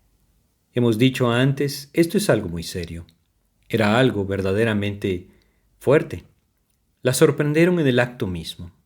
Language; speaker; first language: Spanish; native; Spanish